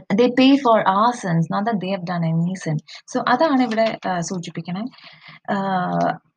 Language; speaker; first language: English; non-native, local second language; Malayalam